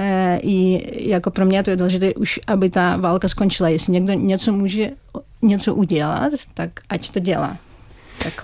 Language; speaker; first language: Czech; non-native, learner; Ukrainian